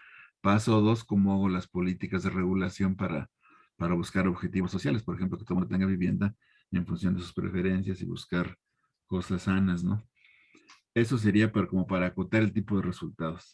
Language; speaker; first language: Spanish; native; Spanish